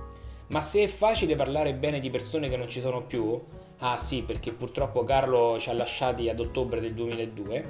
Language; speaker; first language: Italian; native; Italian